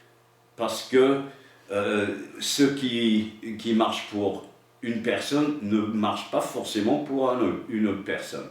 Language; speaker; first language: French; non-native, fluent; English